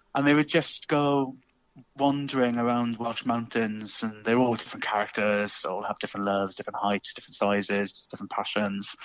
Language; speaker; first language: English; native; English